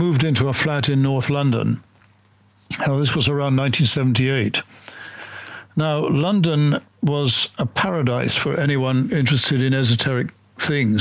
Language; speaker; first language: English; native; English